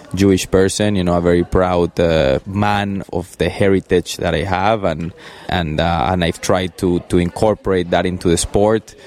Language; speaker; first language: English; early bilingual, other home language; Spanish